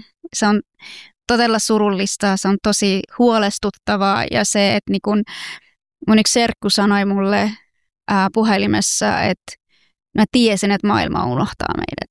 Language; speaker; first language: Finnish; non-native, fluent; Persian